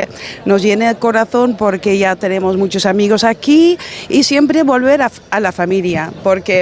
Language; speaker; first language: Spanish; non-native, fluent; Dutch